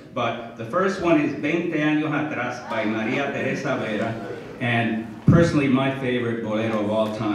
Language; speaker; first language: English; early bilingual, other home language; Spanish